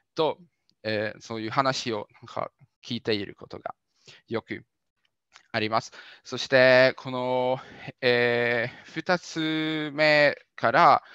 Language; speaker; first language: Japanese; non-native, fluent; Hungarian